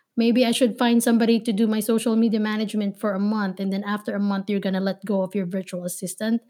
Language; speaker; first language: English; non-native, local second language; Filipino